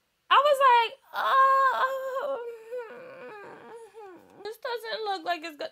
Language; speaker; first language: English; early bilingual, other home language; Spanish